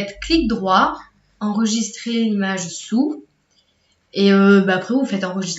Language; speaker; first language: French; native; French